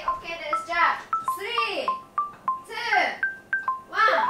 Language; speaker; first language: Japanese; non-native, fluent; English